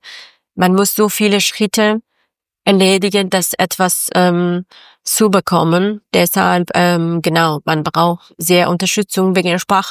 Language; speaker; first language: German; non-native, learner; Persian